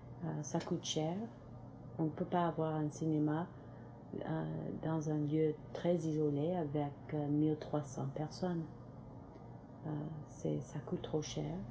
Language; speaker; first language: French; non-native, local second language; English